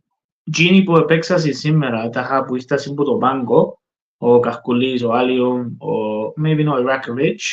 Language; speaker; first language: Greek; early bilingual, heritage; English